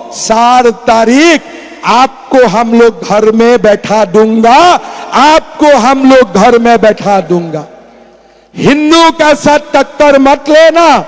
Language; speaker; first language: Hindi; non-native, local second language; Assamese